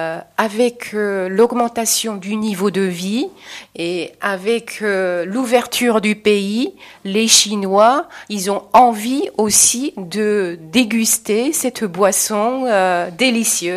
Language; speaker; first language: French; non-native, fluent; Chinese